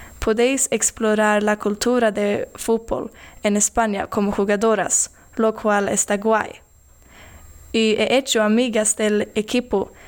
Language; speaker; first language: Spanish; non-native, learner; Swedish